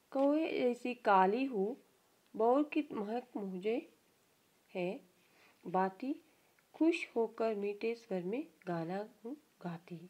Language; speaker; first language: Hindi; non-native, local second language; Kannada